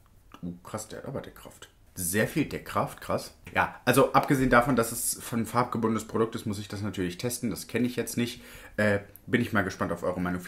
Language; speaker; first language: German; native; German